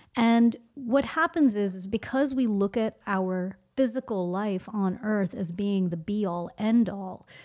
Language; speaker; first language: English; early bilingual, other home language; Hindi